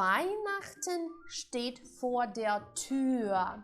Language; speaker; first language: German; non-native, fluent; Ukrainian